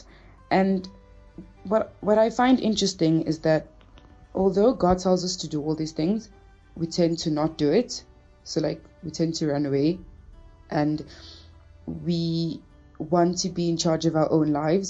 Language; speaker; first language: English; early bilingual, other home language; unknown